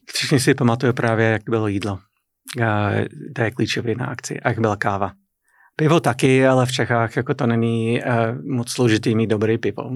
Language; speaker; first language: Czech; non-native, fluent; English